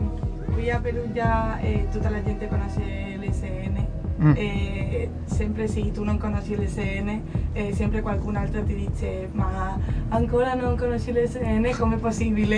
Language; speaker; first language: Italian; non-native, learner; Spanish